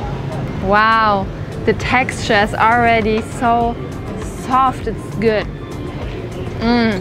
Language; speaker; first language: English; non-native, fluent; German